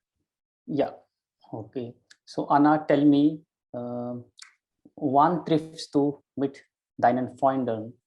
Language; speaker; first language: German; non-native, local second language; Hindi